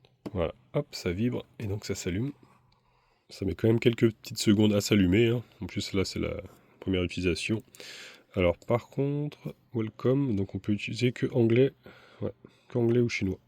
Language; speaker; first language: French; native; French